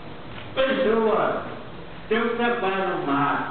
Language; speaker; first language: Portuguese; non-native, local second language; Kayapó